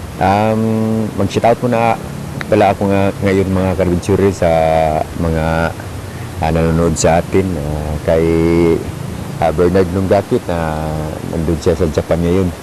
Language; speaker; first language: Filipino; native; Filipino